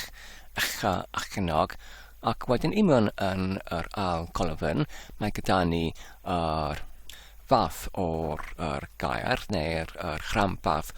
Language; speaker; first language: Welsh; non-native, learner; English